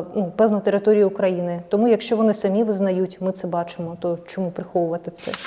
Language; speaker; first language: Ukrainian; native; Ukrainian